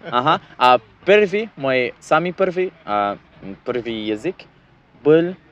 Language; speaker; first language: Slovak; non-native, learner; English